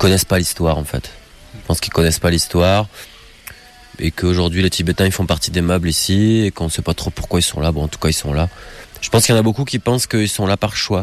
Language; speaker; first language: French; native; French